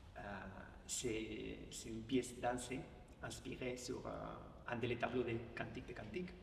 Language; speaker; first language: French; non-native, fluent; Spanish